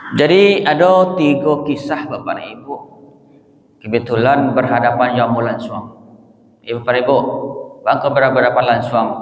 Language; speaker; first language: Malay; non-native, local second language; Minangkabau